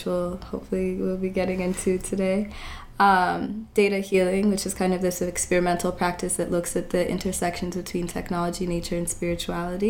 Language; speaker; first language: English; native; English